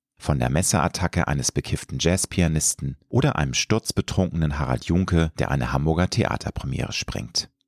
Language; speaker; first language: German; native; German